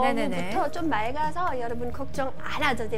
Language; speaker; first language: Korean; non-native, learner; English